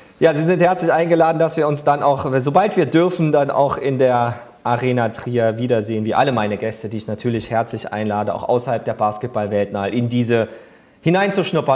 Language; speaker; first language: German; native; German